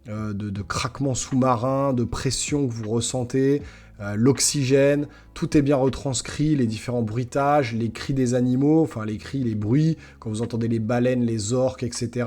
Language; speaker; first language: French; native; French